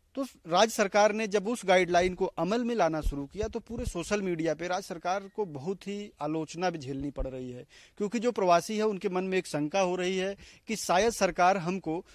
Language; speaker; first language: Hindi; native; Hindi